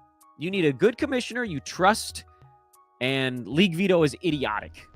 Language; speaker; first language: English; native; English